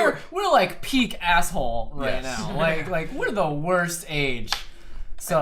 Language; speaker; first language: English; native; English